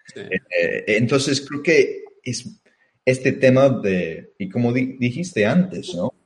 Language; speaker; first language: Spanish; non-native, fluent; English